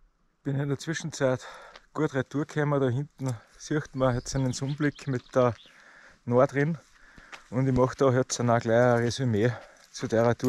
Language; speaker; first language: German; native; German